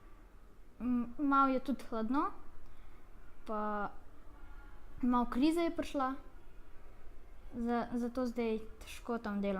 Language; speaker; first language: Slovenian; early bilingual, other home language; Russian